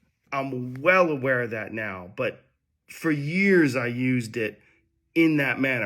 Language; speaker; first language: English; native; English